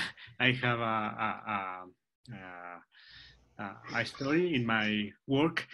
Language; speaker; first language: English; non-native, learner; Spanish